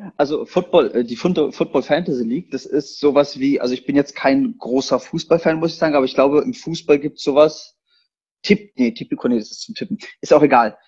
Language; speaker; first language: German; early bilingual, other home language; Polish